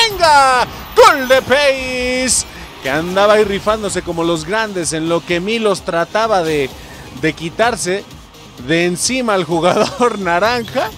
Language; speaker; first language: Spanish; native; Spanish